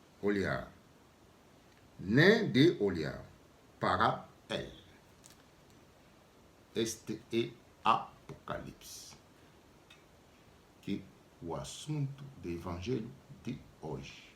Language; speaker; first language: Portuguese; non-native, learner; Lingala